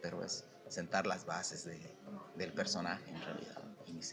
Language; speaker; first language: Spanish; native; Spanish